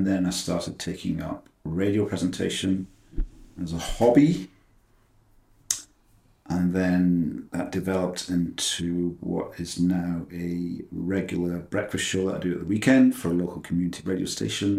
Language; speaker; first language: English; native; English